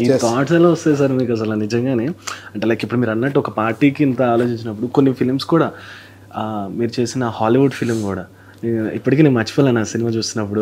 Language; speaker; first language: Telugu; native; Telugu